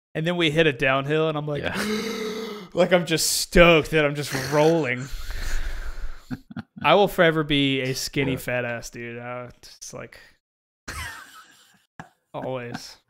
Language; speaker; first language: English; native; English